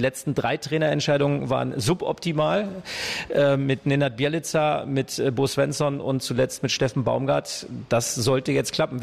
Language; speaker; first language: German; native; German